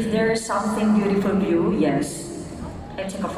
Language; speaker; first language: English; non-native, local second language; Filipino